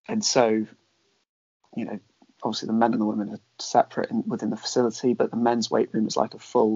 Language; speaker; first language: English; native; English